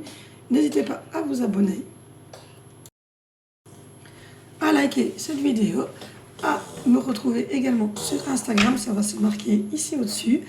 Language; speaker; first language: French; native; French